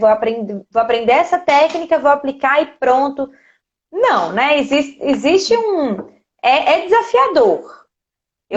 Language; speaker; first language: Portuguese; native; Portuguese